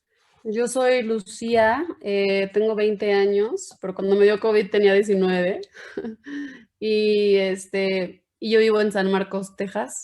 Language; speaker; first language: Spanish; early bilingual, heritage; Spanish